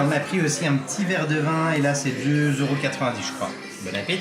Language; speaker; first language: French; native; French